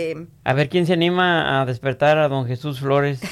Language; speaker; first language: Spanish; native; Spanish